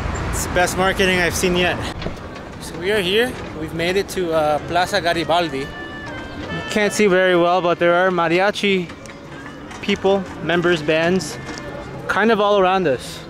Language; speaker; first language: English; native; English